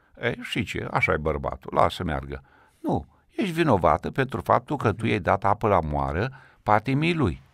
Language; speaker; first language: Romanian; native; Romanian